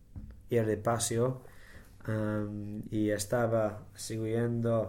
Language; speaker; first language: Spanish; non-native, learner; English